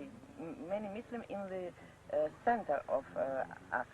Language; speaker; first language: English; non-native, learner; French